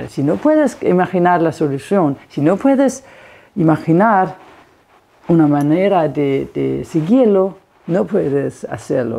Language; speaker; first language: Spanish; non-native, fluent; Danish